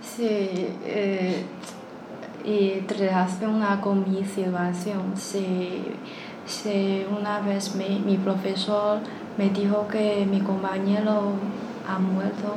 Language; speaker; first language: Spanish; non-native, learner; Chinese